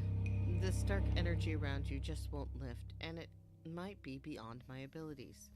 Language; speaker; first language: English; native; English